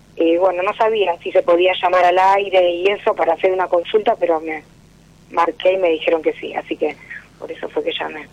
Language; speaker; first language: Spanish; native; Spanish